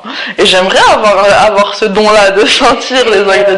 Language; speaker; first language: French; early bilingual, other home language; Arabic